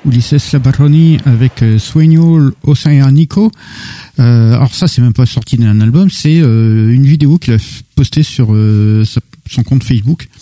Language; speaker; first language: French; native; French